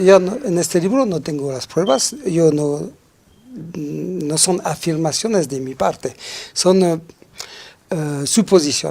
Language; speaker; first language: Spanish; non-native, fluent; French